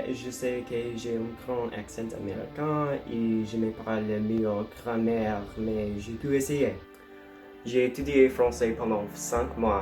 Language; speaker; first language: French; non-native, learner; English